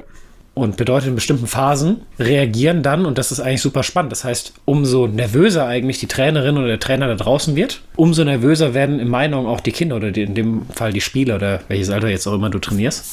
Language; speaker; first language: German; native; German